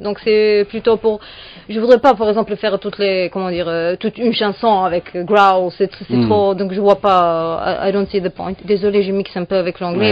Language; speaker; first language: French; non-native, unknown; Serbian